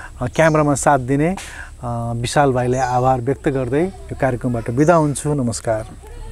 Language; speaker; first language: Nepali; native; Nepali